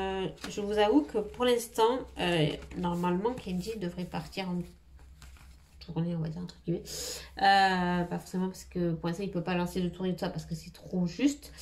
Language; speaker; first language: French; native; French